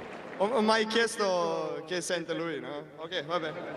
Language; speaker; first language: Italian; non-native, learner; Spanish